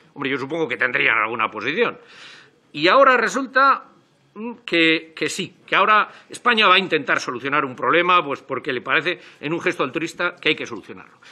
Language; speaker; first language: Spanish; native; Spanish